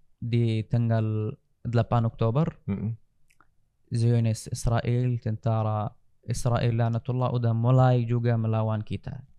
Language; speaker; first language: Indonesian; non-native, fluent; Arabic